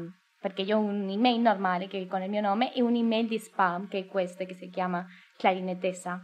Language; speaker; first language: Italian; non-native, learner; Spanish